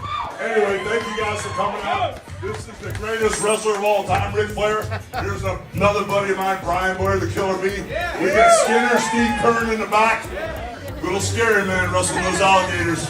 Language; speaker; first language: English; native; English